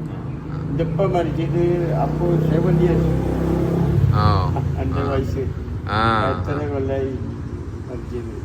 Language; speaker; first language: Malayalam; early bilingual, heritage; Malayalam